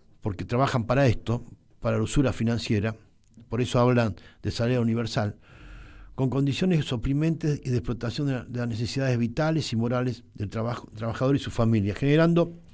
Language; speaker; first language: Spanish; native; Spanish